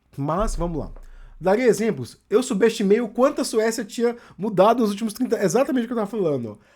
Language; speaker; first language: Portuguese; native; Portuguese